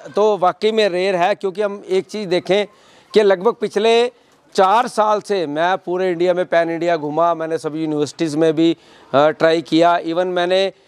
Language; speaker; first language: Hindi; native; Hindi